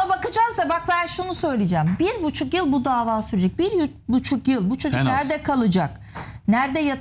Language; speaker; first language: Turkish; native; Turkish